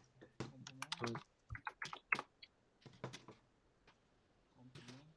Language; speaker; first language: French; non-native, learner; Spanish